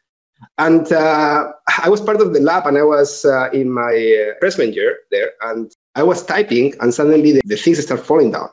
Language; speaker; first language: English; non-native, fluent; Spanish